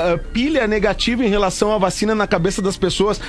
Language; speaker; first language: Portuguese; native; Portuguese